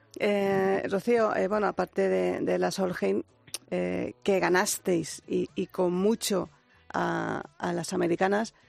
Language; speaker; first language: Spanish; native; Spanish